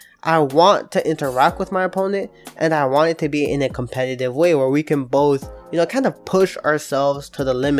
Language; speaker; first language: English; native; English